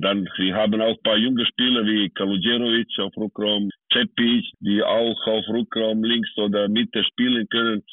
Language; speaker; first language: German; non-native, fluent; Serbian